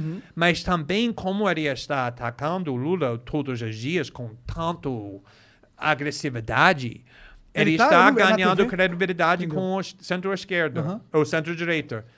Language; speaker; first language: Portuguese; non-native, fluent; English